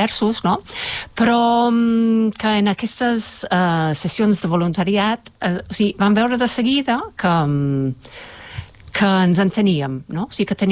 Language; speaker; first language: Catalan; non-native, fluent; English